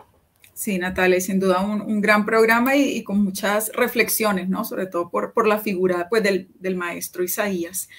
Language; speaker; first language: Spanish; native; Spanish